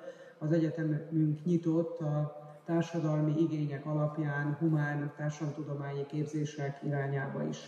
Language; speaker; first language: Hungarian; native; Hungarian